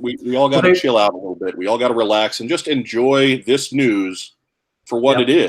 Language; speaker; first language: English; native; English